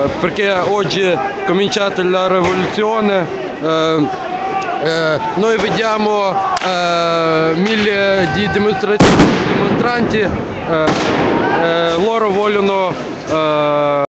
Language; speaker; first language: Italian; non-native, learner; Ukrainian